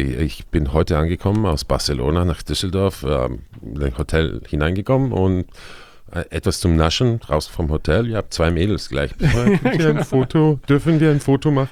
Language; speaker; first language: German; non-native, fluent; Croatian